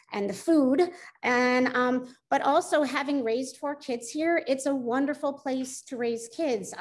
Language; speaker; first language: English; native; English